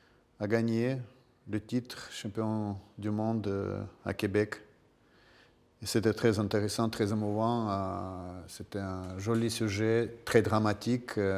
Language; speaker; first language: French; non-native, fluent; Russian